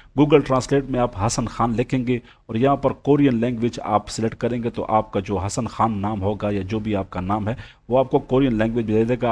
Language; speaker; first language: Urdu; non-native, local second language; Punjabi